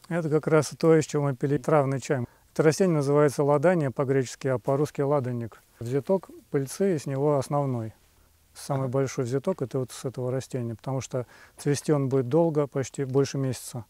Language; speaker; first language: Russian; native; Russian